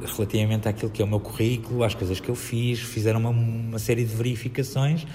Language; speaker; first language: Portuguese; native; Portuguese